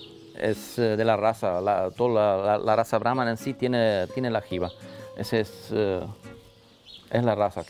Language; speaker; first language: Spanish; non-native, local second language; German